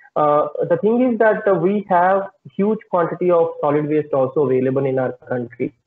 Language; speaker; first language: English; non-native, local second language; Punjabi